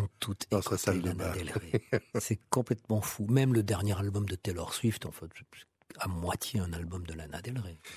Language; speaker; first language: French; native; French